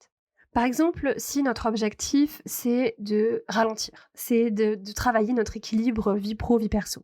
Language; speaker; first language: French; native; French